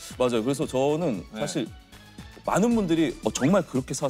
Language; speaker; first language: Korean; native; Korean